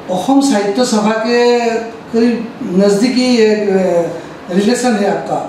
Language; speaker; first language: Hindi; non-native, local second language; Assamese